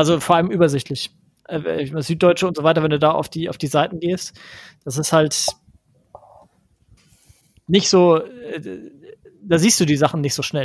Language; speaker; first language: German; native; German